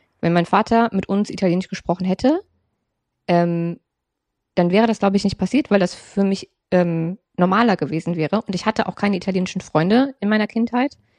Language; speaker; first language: German; native; German